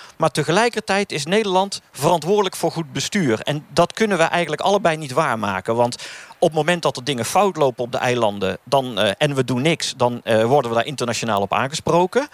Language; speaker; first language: Dutch; native; Dutch